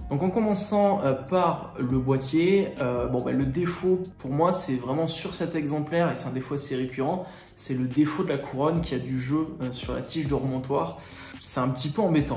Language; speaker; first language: French; native; French